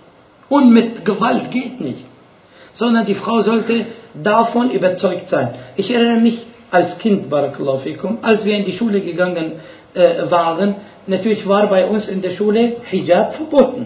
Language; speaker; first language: German; non-native, fluent; Arabic